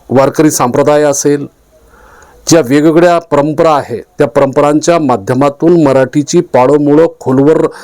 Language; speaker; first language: Marathi; non-native, local second language; Urdu